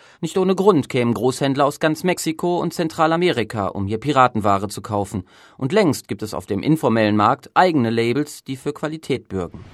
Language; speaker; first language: German; native; German